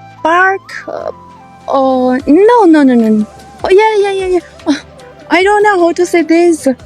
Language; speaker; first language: English; non-native, learner; Chinese